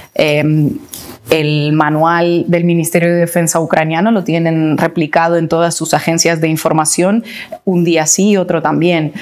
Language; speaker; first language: Spanish; non-native, fluent; Russian